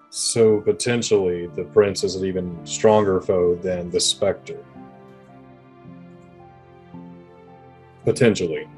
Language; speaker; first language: English; native; English